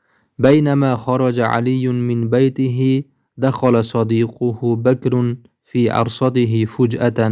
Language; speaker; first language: Arabic; non-native, fluent; Uzbek